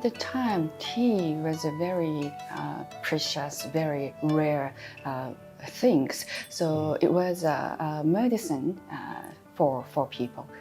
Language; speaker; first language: English; non-native, fluent; Japanese